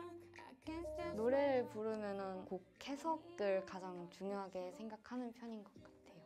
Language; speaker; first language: Korean; native; Korean